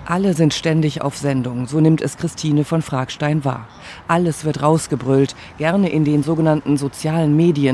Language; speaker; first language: German; native; German